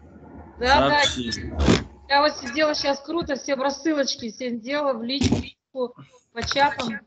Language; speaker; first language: Russian; native; Russian